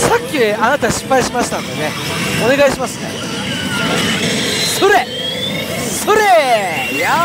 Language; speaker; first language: Japanese; native; Japanese